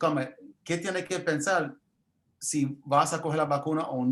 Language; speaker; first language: Spanish; early bilingual, heritage; English